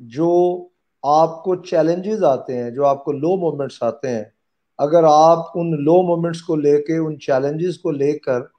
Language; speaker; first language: Urdu; non-native, local second language; Punjabi